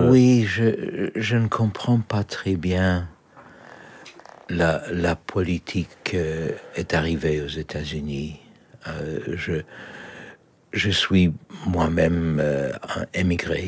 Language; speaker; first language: French; non-native, learner; Polish